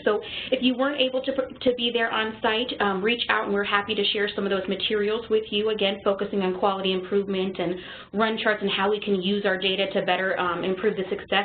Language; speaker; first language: English; native; English